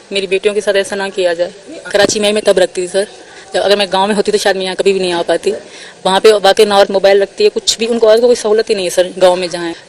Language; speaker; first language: Urdu; non-native, local second language; Sindhi